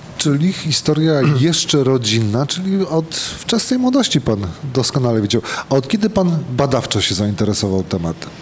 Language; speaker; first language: Polish; native; Polish